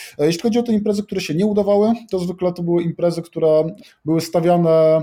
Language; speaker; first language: Polish; native; Polish